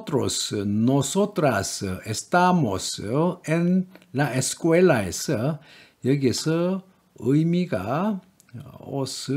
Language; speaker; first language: Spanish; non-native, learner; Korean